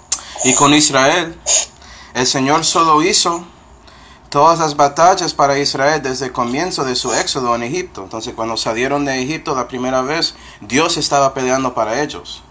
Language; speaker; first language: Spanish; non-native, fluent; English